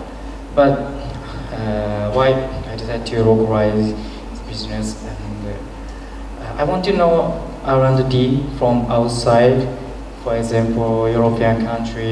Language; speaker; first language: English; non-native, learner; Japanese